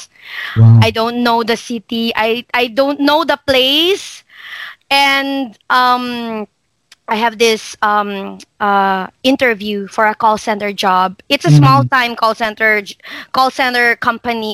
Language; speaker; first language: English; non-native, local second language; Hiligaynon